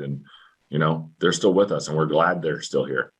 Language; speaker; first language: English; native; English